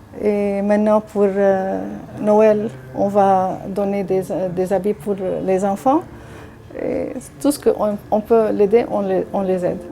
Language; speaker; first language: French; non-native, learner; Arabic